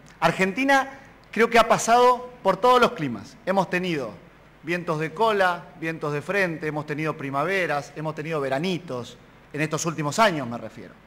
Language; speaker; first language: Spanish; native; Spanish